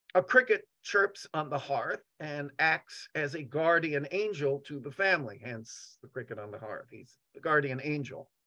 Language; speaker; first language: English; native; English